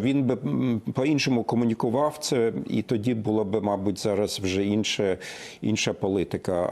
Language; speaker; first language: Ukrainian; non-native, fluent; German